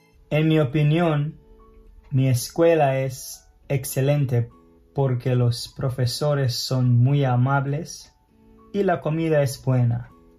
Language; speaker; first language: Spanish; non-native, fluent; English